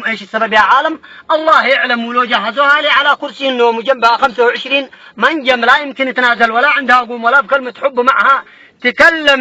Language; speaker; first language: Arabic; native; Arabic